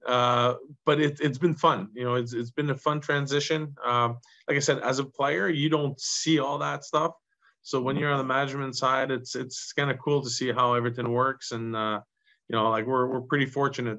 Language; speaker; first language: English; non-native, local second language; French